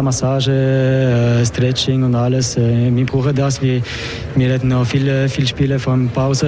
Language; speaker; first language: German; non-native, local second language; French